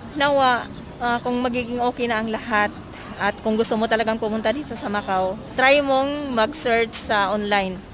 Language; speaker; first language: Filipino; non-native, local second language; Cebuano